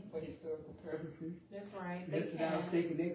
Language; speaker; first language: English; native; English